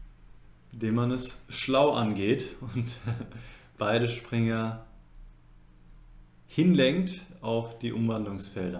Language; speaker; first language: German; native; German